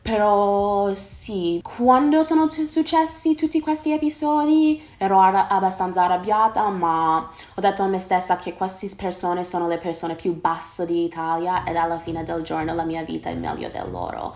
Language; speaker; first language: Italian; non-native, fluent; English